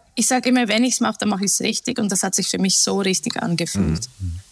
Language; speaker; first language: German; early bilingual, other home language; Turkish